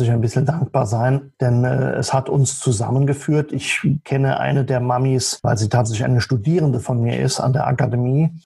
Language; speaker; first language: German; native; German